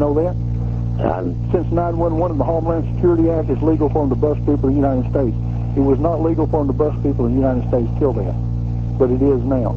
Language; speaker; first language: English; native; English